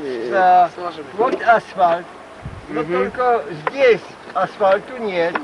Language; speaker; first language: Russian; non-native, learner; Polish